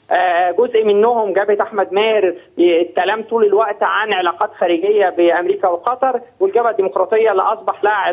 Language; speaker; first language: Arabic; native; Arabic